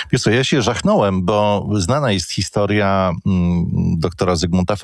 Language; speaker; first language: Polish; native; Polish